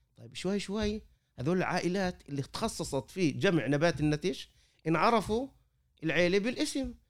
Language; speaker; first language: Arabic; native; Arabic